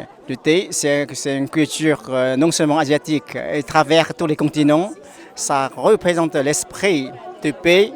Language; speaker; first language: French; non-native, fluent; Chinese